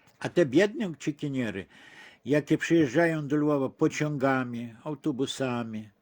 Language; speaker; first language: Polish; early bilingual, heritage; Polish